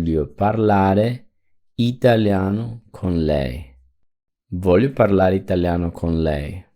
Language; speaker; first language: Italian; non-native, fluent; Spanish